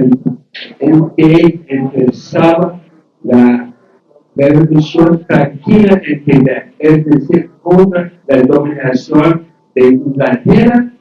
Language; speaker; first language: Spanish; non-native, learner; English